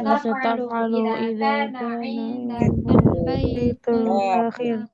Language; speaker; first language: Arabic; non-native, learner; Indonesian